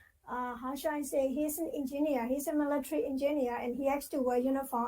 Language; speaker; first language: English; non-native, fluent; Burmese